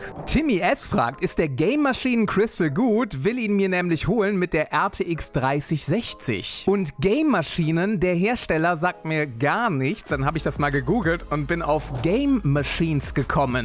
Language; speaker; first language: German; native; German